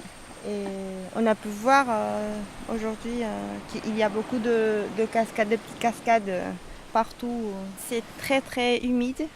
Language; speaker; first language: French; non-native, learner; Spanish